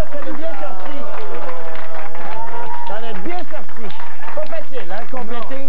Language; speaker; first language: French; native; French